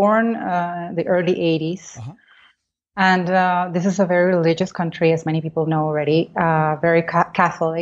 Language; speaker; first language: English; non-native, fluent; Spanish